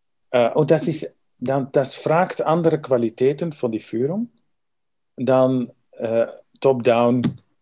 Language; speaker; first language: German; non-native, learner; Dutch